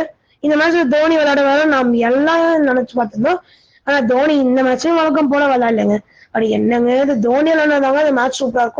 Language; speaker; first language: Tamil; native; Tamil